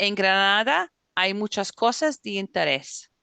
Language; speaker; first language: Spanish; non-native, fluent; English